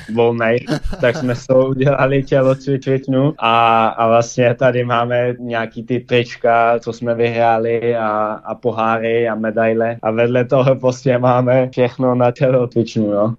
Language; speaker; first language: Czech; early bilingual, heritage; Dutch